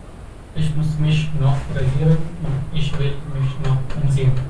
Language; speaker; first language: German; non-native, learner; Hindi